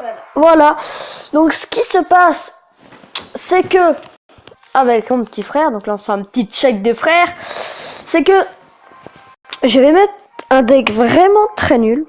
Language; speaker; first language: French; native; French